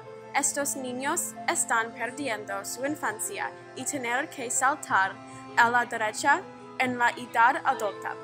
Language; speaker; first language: Spanish; non-native, learner; English